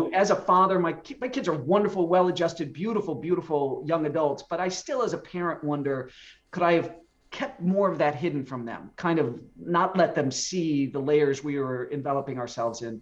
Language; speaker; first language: English; native; English